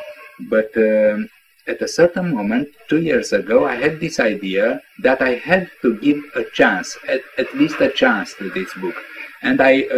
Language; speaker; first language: English; non-native, fluent; Romanian